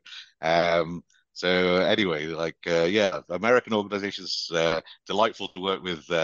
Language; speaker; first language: English; native; English